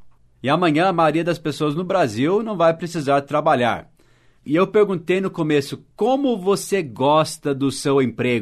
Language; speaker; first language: Portuguese; non-native, fluent; English